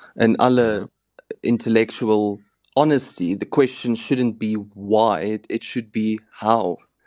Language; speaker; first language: English; non-native, local second language; Afrikaans